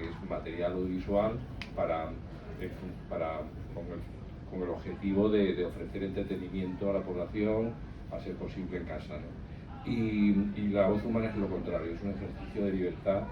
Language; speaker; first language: Spanish; native; Spanish